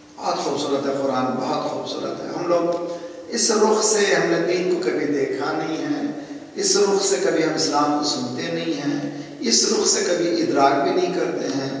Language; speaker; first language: Urdu; native; Urdu